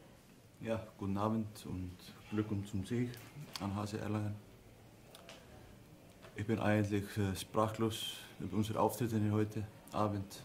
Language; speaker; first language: German; non-native, fluent; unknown